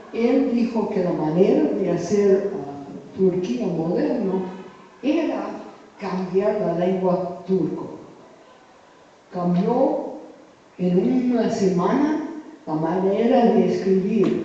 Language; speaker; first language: Spanish; non-native, fluent; English